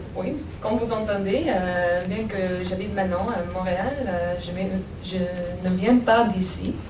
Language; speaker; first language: French; non-native, fluent; English